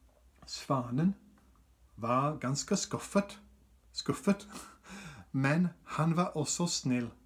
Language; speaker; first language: Norwegian; non-native, fluent; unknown